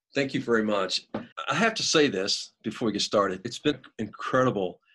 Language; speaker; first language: English; native; English